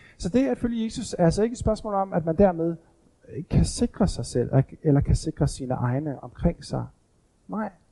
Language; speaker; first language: Danish; native; Danish